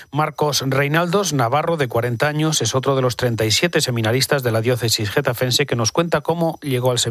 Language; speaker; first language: Spanish; native; Spanish